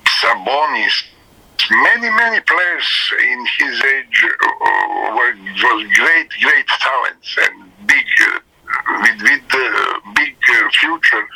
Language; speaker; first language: English; non-native, learner; Serbian